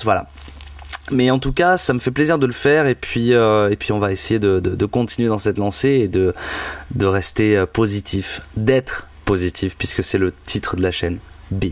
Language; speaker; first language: French; native; French